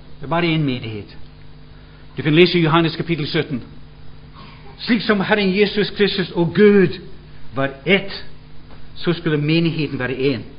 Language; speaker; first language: Swedish; non-native, fluent; English